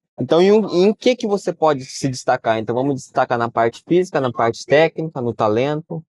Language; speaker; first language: Portuguese; early bilingual, heritage; Portuguese